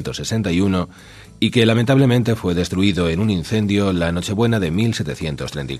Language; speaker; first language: Spanish; native; Spanish